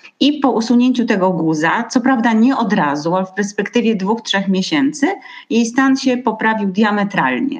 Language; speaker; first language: Polish; native; Polish